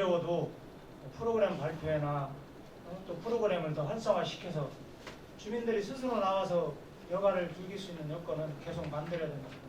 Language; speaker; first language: Korean; native; Korean